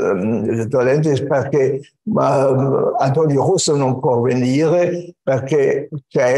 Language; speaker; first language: Italian; non-native, fluent; German